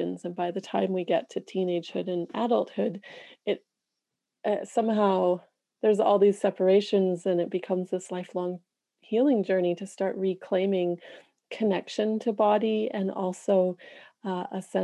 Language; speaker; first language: English; native; English